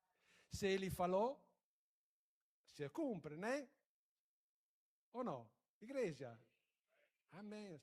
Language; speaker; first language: Portuguese; non-native, fluent; Italian